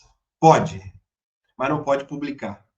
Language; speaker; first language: Portuguese; native; Portuguese